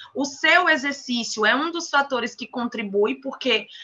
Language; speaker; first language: Portuguese; native; Portuguese